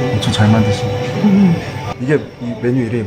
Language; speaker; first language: Korean; native; Korean